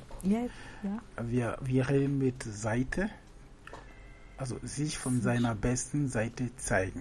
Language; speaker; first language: German; non-native, fluent; French